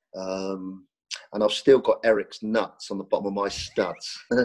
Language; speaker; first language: English; native; English